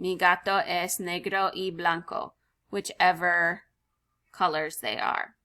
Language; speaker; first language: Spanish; non-native, fluent; English